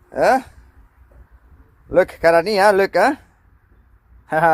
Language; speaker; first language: Thai; non-native, learner; German